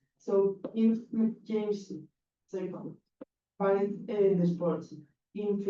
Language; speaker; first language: English; non-native, learner; Spanish